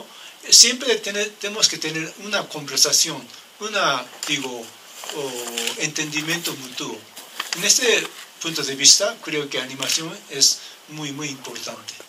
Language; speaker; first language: Spanish; non-native, learner; Japanese